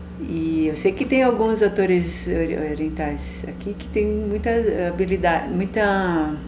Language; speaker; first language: Portuguese; native; Portuguese